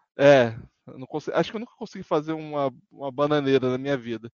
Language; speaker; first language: Portuguese; native; Portuguese